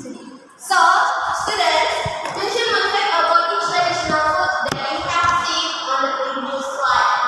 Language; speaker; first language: English; non-native, local second language; Indonesian